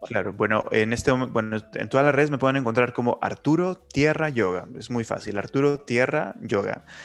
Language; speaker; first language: Spanish; native; Spanish